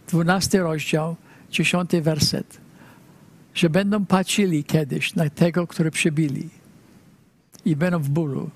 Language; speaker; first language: Polish; early bilingual, heritage; Polish